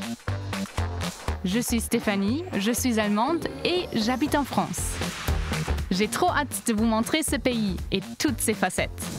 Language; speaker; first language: French; non-native, fluent; German